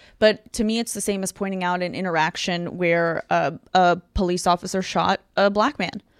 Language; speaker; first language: English; non-native, fluent; Russian